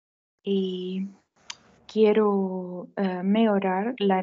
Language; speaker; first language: Spanish; non-native, fluent; Italian